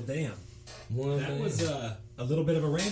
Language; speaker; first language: English; native; English